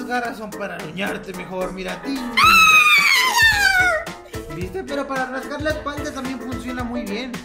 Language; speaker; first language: Spanish; native; Spanish